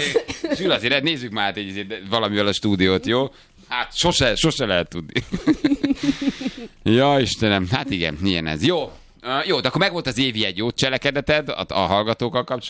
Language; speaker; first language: Hungarian; native; Hungarian